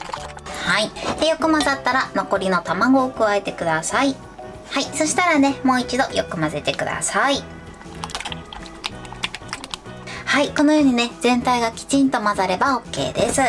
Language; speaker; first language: Japanese; native; Japanese